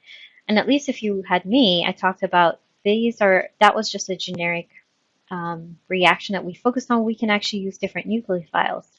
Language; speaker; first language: English; native; English